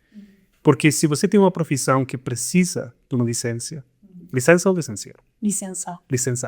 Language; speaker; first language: Portuguese; non-native, fluent; Spanish